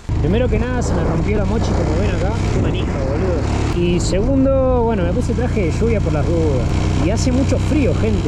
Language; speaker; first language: Spanish; native; Spanish